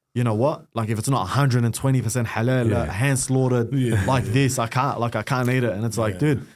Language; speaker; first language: English; native; English